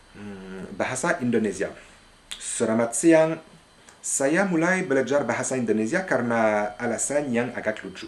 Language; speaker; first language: Indonesian; non-native, fluent; French